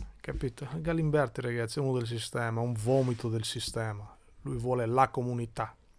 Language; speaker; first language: Italian; early bilingual, other home language; Albanian